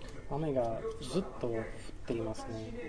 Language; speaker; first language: Japanese; non-native, learner; English